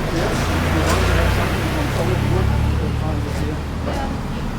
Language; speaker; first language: English; non-native, fluent; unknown